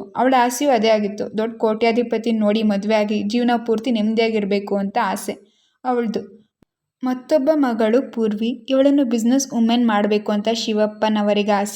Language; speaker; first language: Kannada; native; Kannada